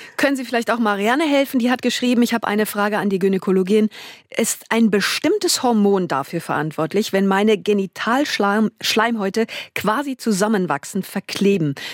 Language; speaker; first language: German; native; German